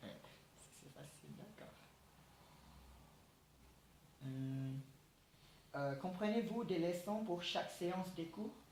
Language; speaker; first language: French; non-native, learner; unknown